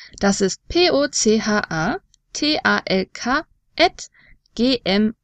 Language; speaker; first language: German; native; German